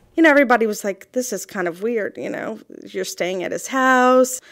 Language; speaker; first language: English; native; English